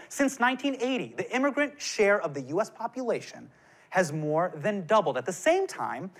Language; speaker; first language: English; native; English